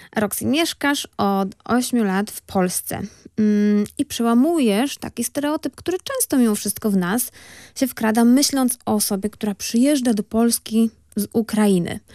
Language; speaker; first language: Polish; native; Polish